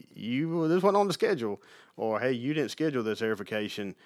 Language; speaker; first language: English; native; English